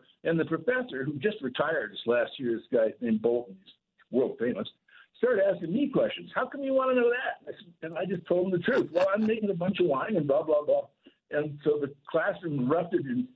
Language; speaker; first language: English; native; English